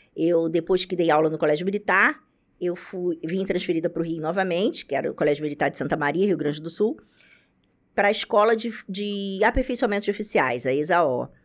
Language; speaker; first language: Portuguese; native; Portuguese